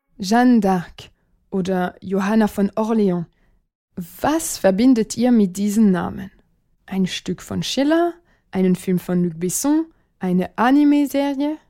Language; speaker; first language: German; non-native, fluent; French